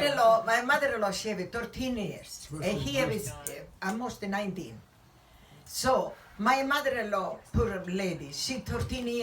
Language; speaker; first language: English; non-native, learner; Italian